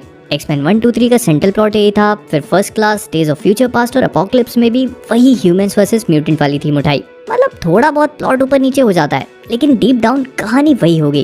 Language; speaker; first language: Hindi; native; Hindi